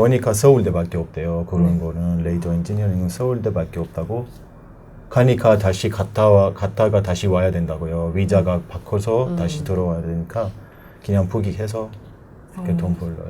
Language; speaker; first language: Korean; non-native, learner; Persian